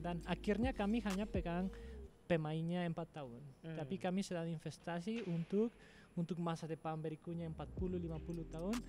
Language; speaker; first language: Indonesian; non-native, fluent; Spanish